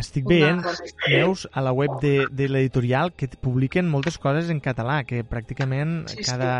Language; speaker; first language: Catalan; native; Catalan